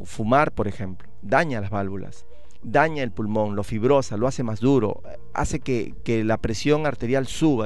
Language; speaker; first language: Spanish; native; Spanish